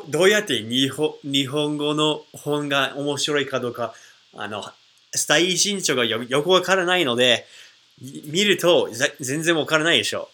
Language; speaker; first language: Japanese; non-native, fluent; English